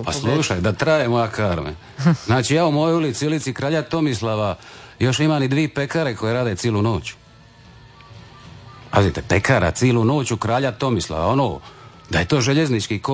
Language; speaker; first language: Serbian; native; Serbian